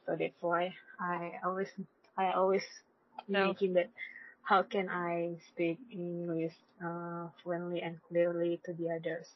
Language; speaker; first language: English; non-native, learner; Indonesian